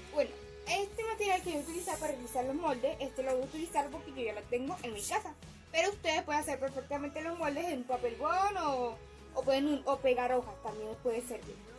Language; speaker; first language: Spanish; native; Spanish